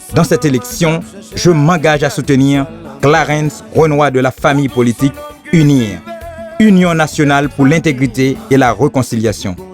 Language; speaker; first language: French; non-native, local second language; Haitian Creole